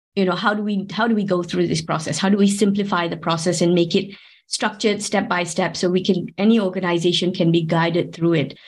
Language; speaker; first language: English; non-native, local second language; Tamil